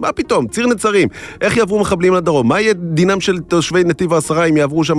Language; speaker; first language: Hebrew; native; Hebrew